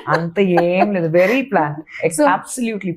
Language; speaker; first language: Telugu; non-native, learner; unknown